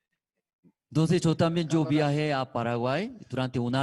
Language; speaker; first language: Spanish; non-native, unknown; Korean